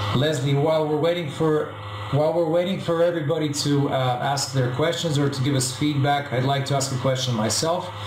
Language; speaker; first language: English; non-native, fluent; Bulgarian